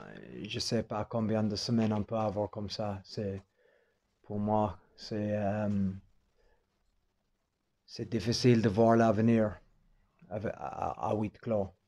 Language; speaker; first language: French; non-native, fluent; English